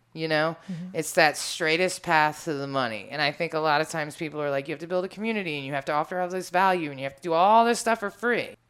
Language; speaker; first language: English; native; English